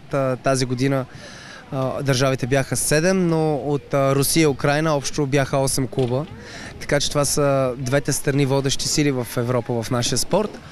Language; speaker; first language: Bulgarian; native; Bulgarian